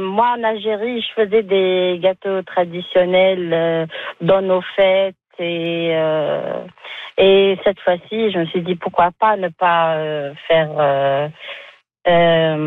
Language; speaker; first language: French; non-native, local second language; Arabic